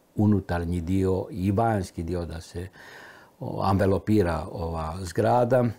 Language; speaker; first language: Croatian; early bilingual, heritage; Romanian